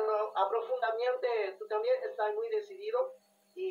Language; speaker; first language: Spanish; non-native, learner; Portuguese